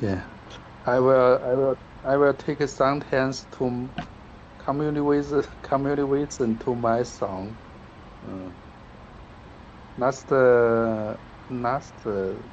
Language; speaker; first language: English; non-native, learner; Chinese